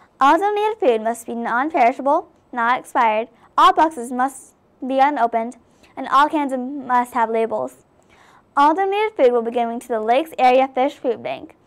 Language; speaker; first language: English; native; English